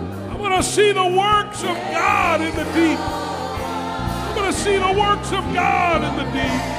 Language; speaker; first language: English; native; English